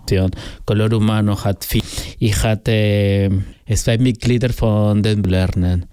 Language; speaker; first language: German; non-native, learner; Spanish